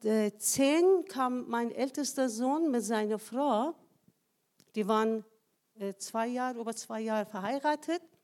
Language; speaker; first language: German; non-native, fluent; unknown